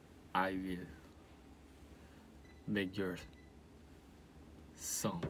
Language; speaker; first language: English; non-native, learner; Korean